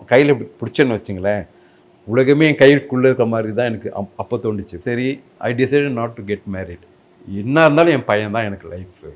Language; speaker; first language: Tamil; native; Tamil